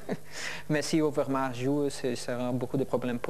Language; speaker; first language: French; non-native, learner; Portuguese